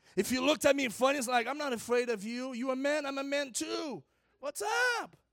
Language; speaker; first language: English; non-native, fluent; Portuguese